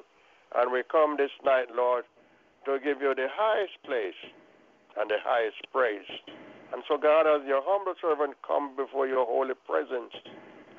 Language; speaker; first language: English; non-native, local second language; Jamaican Creole English